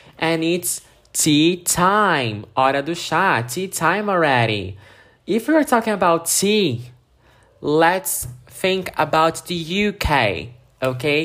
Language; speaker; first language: English; non-native, fluent; Portuguese